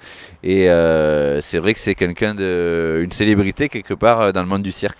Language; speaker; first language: French; native; French